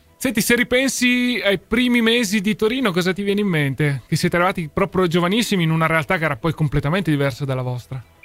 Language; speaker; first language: Italian; native; Italian